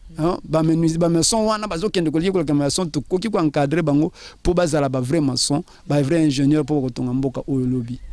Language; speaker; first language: Lingala; native; Lingala